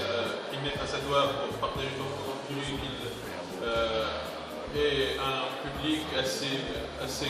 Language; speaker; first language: French; non-native, local second language; Arabic